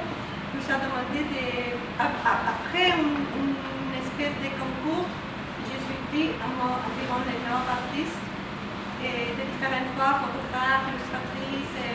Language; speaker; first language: French; non-native, fluent; Spanish